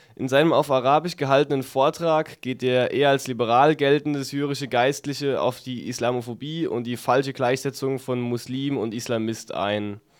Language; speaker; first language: German; native; German